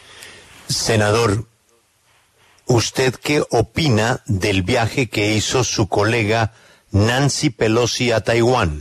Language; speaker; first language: Spanish; native; Spanish